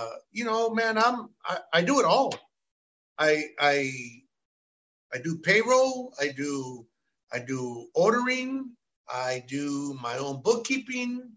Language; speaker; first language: English; early bilingual, other home language; Spanish